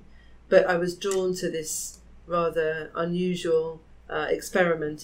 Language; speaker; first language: English; native; English